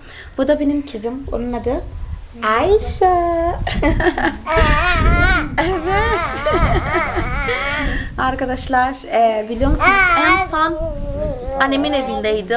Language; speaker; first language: Turkish; non-native, fluent; Portuguese